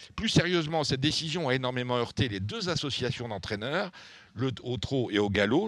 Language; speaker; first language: French; native; French